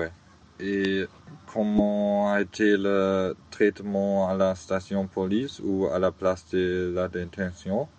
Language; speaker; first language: French; non-native, learner; German